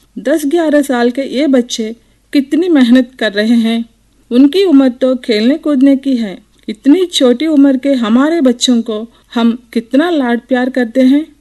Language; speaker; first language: Hindi; non-native, local second language; Telugu